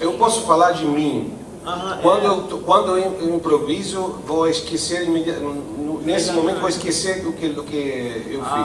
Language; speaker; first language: Portuguese; non-native, fluent; Italian